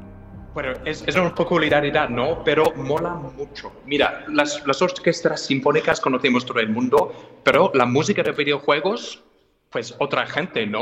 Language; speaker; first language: Spanish; non-native, fluent; English